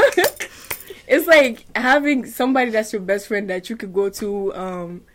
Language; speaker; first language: English; non-native, fluent; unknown